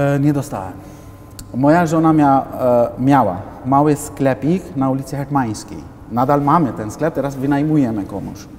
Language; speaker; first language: Polish; non-native, fluent; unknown